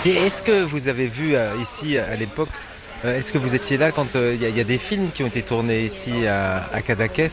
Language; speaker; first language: French; native; French